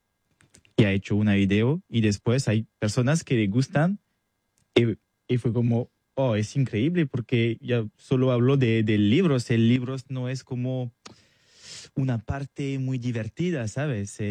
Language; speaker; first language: Spanish; non-native, learner; French